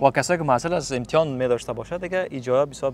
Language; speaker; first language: Persian; native; Persian